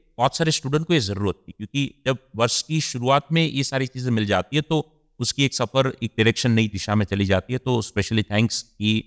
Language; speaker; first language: Hindi; non-native, local second language; Gujarati